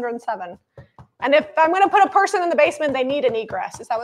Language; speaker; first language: English; native; English